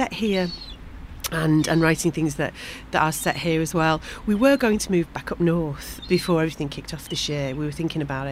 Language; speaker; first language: English; native; English